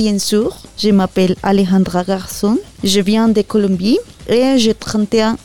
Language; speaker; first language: French; non-native, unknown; Spanish